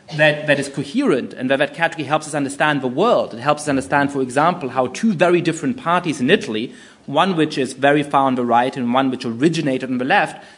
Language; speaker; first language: English; non-native, fluent; German